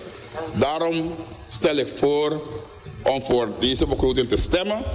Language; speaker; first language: Dutch; non-native, local second language; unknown